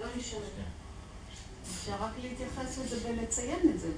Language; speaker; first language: Hebrew; non-native, learner; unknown